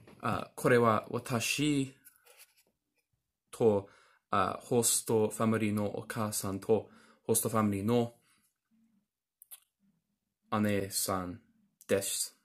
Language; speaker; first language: Japanese; non-native, learner; English